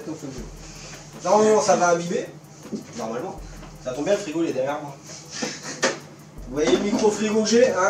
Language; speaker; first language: French; native; French